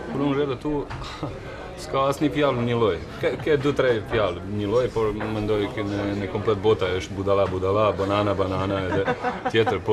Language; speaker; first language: Albanian; non-native, fluent; Croatian